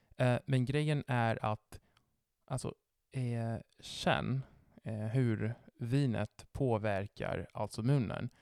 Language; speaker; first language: Swedish; non-native, fluent; Italian